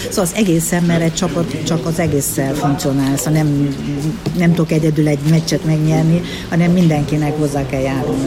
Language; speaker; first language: Hungarian; native; Hungarian